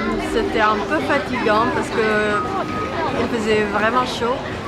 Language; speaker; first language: French; non-native, learner; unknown